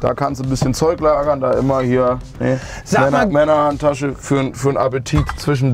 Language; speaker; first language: German; native; German